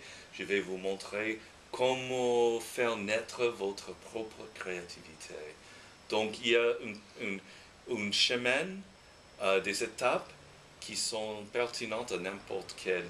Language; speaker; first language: French; non-native, fluent; English